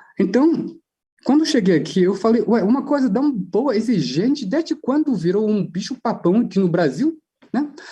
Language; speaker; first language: Portuguese; non-native, fluent; Chinese